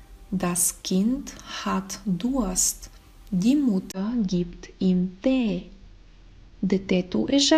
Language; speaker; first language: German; non-native, fluent; Bulgarian